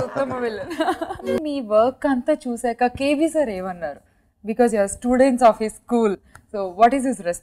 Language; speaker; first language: Telugu; native; Telugu